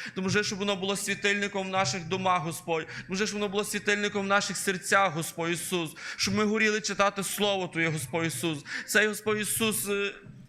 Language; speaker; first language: Ukrainian; native; Ukrainian